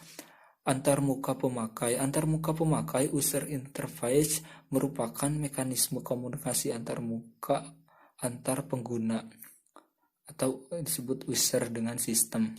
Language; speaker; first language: Indonesian; native; Indonesian